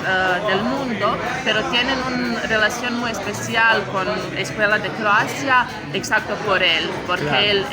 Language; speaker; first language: Spanish; non-native, fluent; Croatian